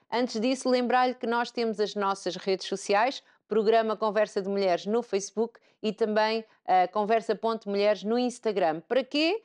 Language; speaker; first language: Portuguese; native; Portuguese